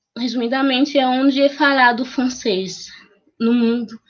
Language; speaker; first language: Portuguese; non-native, fluent; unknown